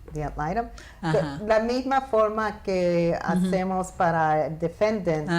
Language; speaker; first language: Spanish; early bilingual, heritage; Spanish